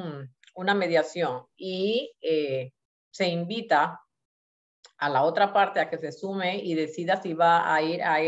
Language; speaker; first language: Spanish; native; Spanish